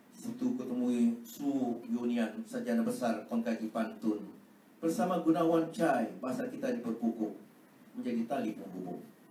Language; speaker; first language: Malay; native; Malay